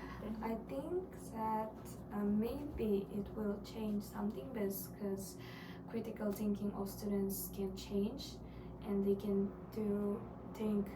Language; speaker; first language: English; non-native, learner; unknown